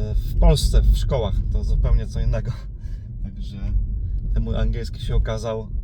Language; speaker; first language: Polish; native; Polish